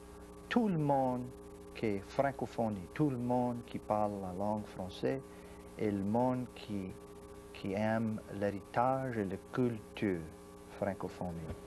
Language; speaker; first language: French; non-native, local second language; English